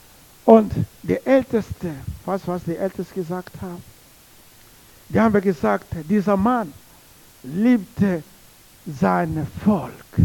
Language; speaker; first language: German; non-native, learner; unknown